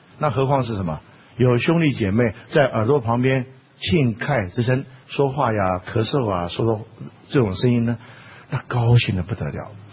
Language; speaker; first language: Chinese; native; Chinese